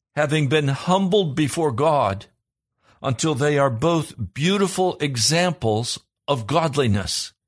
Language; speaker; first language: English; native; English